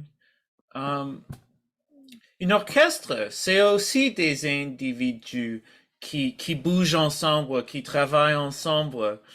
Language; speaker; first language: French; non-native, learner; English